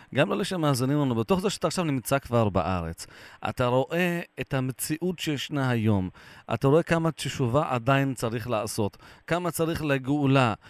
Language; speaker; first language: Hebrew; native; Hebrew